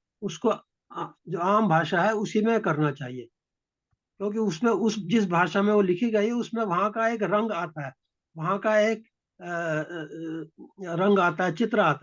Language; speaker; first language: Hindi; native; Hindi